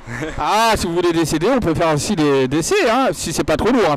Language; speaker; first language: French; native; French